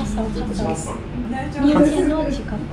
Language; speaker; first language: Japanese; non-native, learner; German